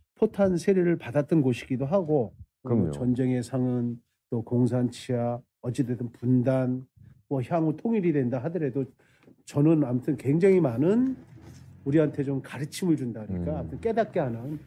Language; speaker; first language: Korean; native; Korean